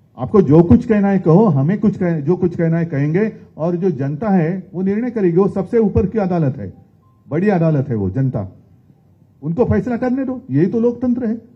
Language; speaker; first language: Hindi; non-native, local second language; Marathi